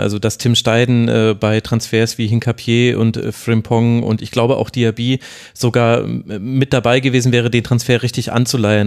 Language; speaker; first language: German; native; German